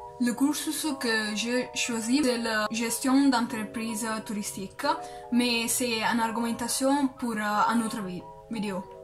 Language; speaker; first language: French; non-native, learner; Italian